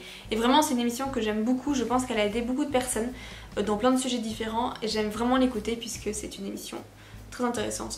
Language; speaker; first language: French; native; French